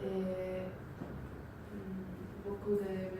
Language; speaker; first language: French; non-native, learner; Spanish